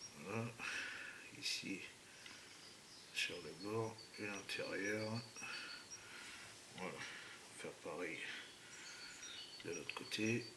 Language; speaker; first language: French; native; French